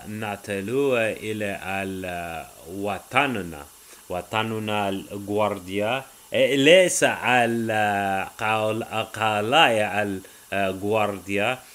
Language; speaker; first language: Arabic; non-native, learner; English